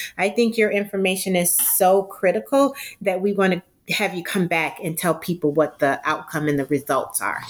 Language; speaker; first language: English; native; English